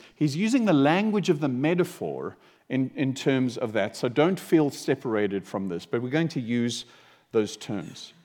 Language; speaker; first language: English; native; English